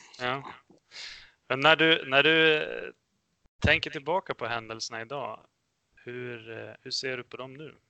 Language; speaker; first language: Swedish; early bilingual, other home language; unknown